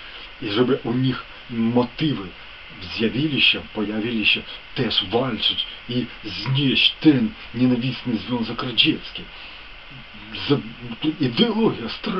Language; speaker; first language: Polish; non-native, fluent; Ukrainian